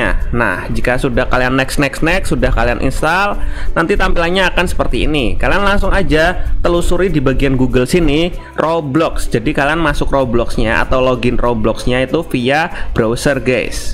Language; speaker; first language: Indonesian; native; Indonesian